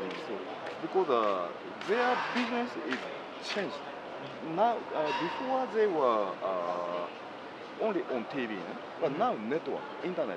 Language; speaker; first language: English; non-native, learner; Japanese